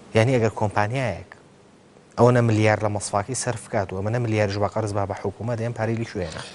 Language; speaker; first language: Central Kurdish; native; Central Kurdish